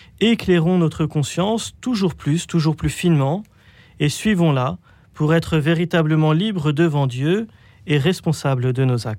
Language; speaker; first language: French; native; French